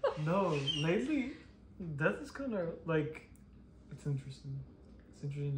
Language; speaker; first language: English; early bilingual, other home language; Spanish